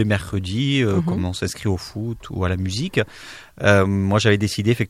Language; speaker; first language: French; native; French